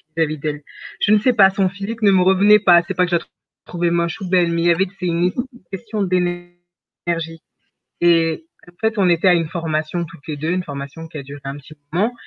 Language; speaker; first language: French; early bilingual, other home language; Wolof